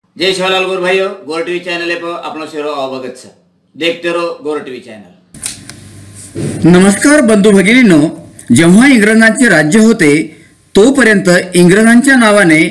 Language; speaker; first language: Marathi; non-native, local second language; Lambadi